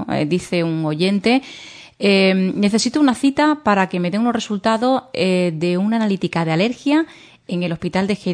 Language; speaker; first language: Spanish; native; Spanish